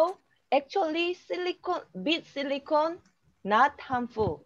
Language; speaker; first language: English; non-native, learner; Korean